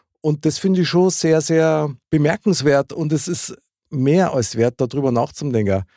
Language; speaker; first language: German; native; German